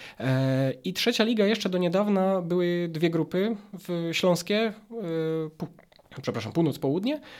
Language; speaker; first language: Polish; native; Polish